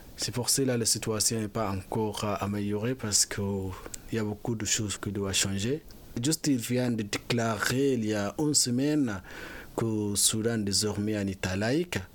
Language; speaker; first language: French; non-native, fluent; Arabic